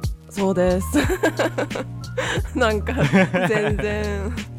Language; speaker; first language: Japanese; non-native, learner; English